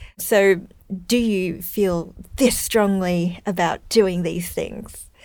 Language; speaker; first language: English; native; English